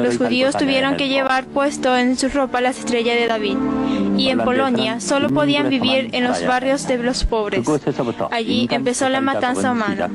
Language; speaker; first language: Spanish; non-native, fluent; Korean